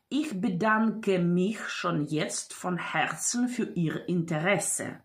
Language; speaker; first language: German; non-native, fluent; Ukrainian